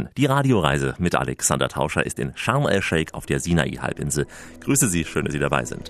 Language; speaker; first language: German; native; German